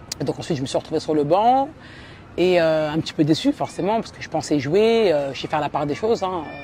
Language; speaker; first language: French; native; French